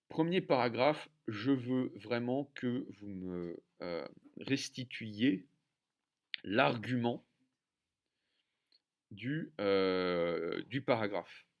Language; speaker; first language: French; native; French